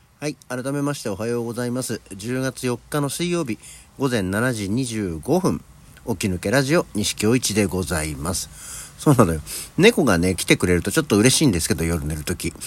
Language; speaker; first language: Japanese; native; Japanese